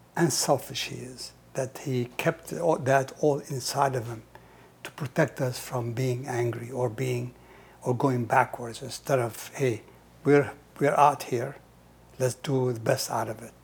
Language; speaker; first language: English; non-native, fluent; Hebrew